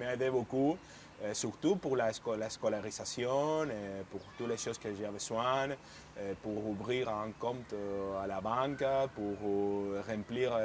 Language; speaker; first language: French; non-native, fluent; Spanish